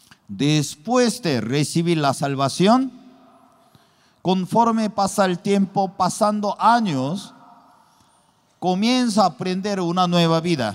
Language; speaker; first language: Spanish; non-native, learner; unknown